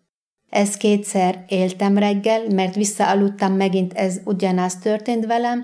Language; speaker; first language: Hungarian; non-native, fluent; Arabic